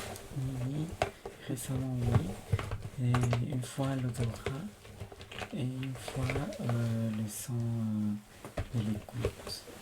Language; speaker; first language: French; non-native, fluent; Spanish